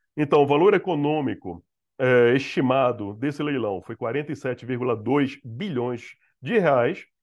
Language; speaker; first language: Portuguese; native; Portuguese